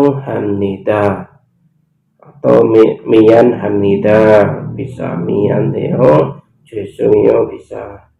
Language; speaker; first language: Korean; non-native, fluent; Indonesian